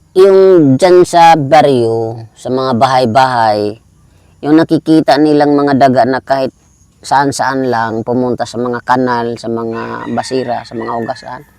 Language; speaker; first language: Filipino; non-native, local second language; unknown